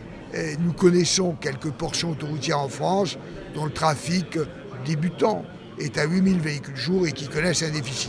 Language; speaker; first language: French; native; French